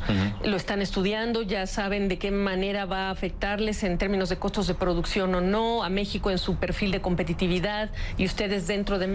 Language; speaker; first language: Spanish; native; Spanish